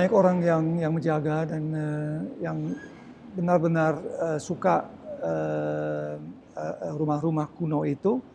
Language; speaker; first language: Indonesian; early bilingual, heritage; Dutch